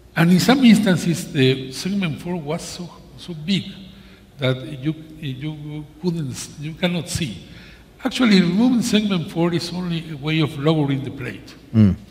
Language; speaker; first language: English; non-native, learner; Spanish